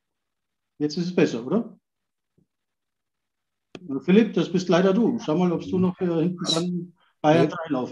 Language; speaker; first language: German; native; German